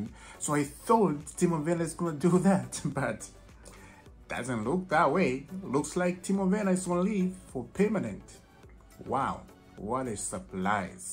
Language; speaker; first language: English; non-native, fluent; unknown